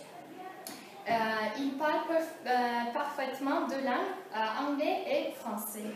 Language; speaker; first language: French; non-native, fluent; Turkish